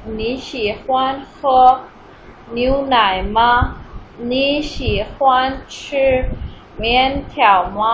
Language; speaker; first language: Chinese; non-native, fluent; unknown